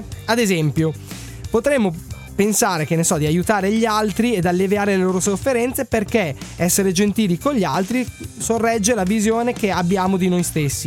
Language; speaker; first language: Italian; native; Italian